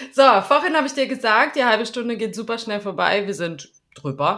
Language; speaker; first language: German; native; German